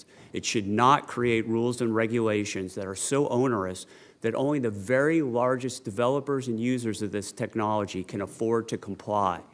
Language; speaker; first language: English; native; English